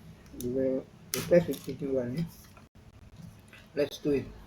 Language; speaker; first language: English; non-native, learner; Indonesian